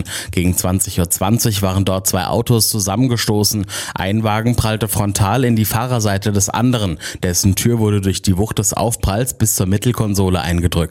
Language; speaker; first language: German; native; German